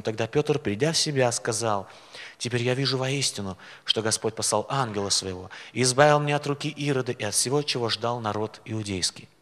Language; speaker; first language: Russian; native; Russian